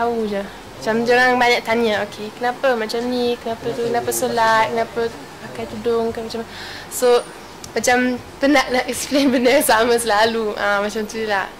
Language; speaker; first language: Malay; non-native, fluent; German